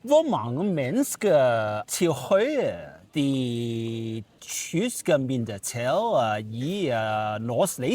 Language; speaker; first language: Danish; non-native, learner; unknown